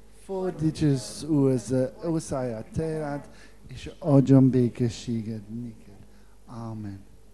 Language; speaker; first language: Hungarian; non-native, learner; English